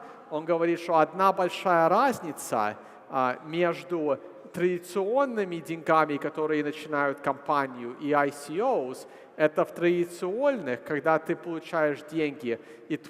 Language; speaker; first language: Russian; early bilingual, heritage; Russian